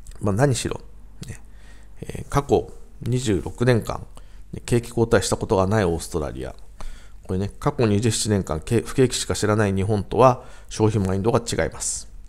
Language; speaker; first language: Japanese; native; Japanese